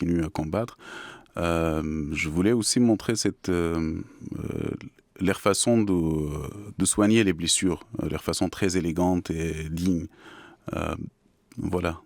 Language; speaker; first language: French; non-native, fluent; Arabic